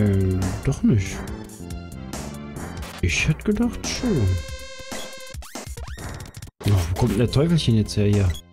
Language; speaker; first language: German; native; German